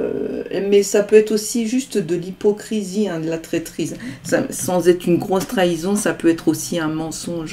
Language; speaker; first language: French; native; French